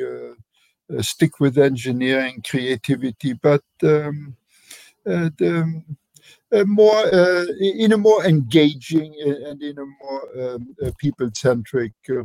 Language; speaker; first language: English; non-native, fluent; Luxembourgish